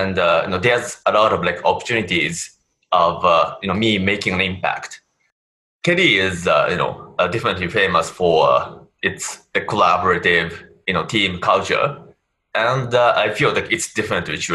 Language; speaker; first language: English; non-native, fluent; Japanese